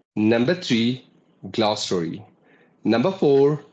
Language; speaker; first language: English; non-native, local second language; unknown